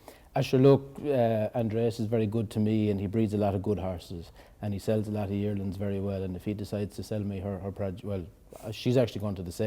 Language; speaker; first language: English; native; English